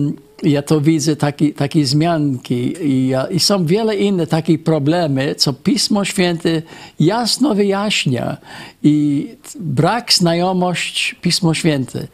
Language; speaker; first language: Polish; non-native, fluent; English